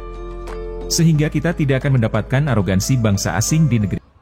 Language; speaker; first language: Indonesian; native; Indonesian